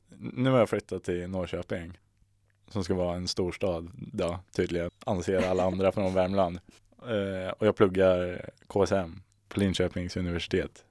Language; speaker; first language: Swedish; native; Swedish